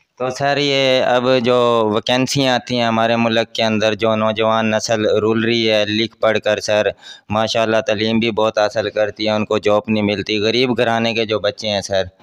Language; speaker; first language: Urdu; non-native, local second language; Saraiki